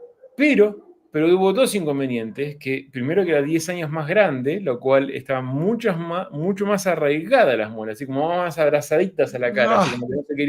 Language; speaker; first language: Spanish; native; Spanish